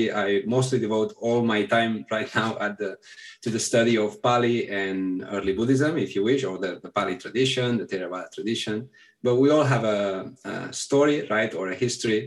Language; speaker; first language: English; non-native, fluent; Catalan